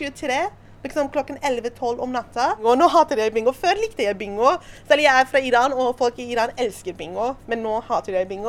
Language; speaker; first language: Swedish; non-native, fluent; Persian